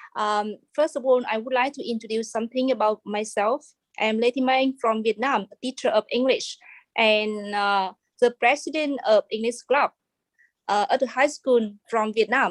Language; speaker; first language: English; non-native, fluent; Vietnamese